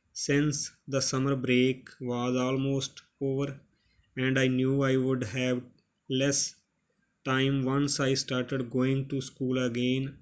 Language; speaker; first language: English; non-native, local second language; Punjabi